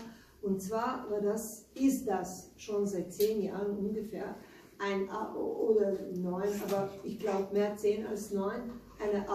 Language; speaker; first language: German; non-native, learner; Slovenian